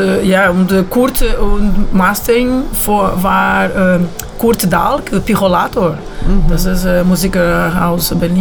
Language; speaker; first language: German; non-native, learner; Portuguese